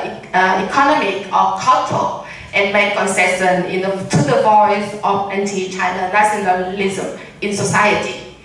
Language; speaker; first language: English; non-native, learner; Vietnamese